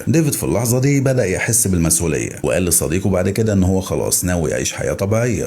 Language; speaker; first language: Arabic; native; Arabic